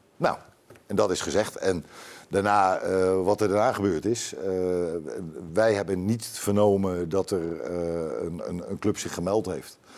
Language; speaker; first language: Dutch; native; Dutch